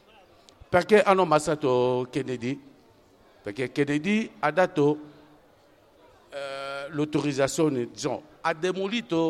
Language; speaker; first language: Italian; non-native, fluent; French